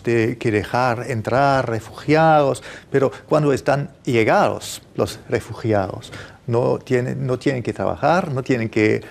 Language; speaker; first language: Spanish; non-native, fluent; German